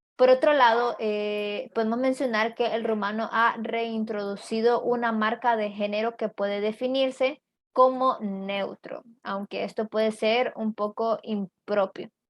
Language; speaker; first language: Spanish; native; Spanish